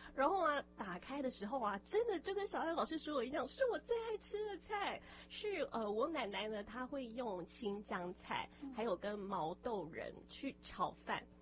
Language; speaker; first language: Chinese; native; Chinese